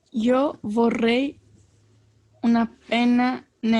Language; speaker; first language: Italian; non-native, learner; Spanish